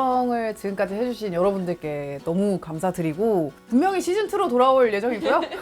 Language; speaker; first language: Korean; native; Korean